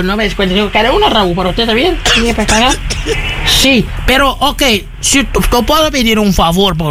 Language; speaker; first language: Spanish; non-native, learner; Portuguese